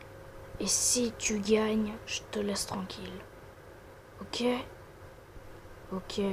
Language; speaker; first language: French; native; French